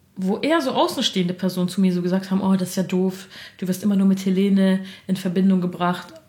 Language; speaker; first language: German; early bilingual, other home language; Armenian